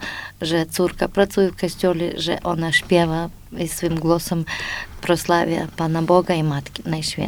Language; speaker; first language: Polish; non-native, learner; Ukrainian